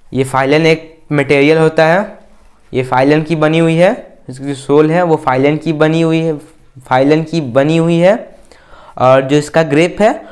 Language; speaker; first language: Hindi; native; Hindi